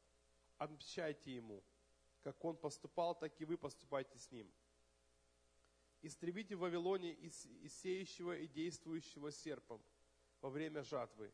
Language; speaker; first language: Russian; native; Russian